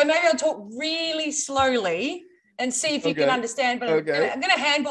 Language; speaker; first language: English; native; English